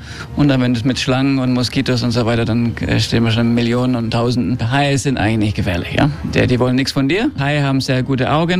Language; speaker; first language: German; early bilingual, heritage; German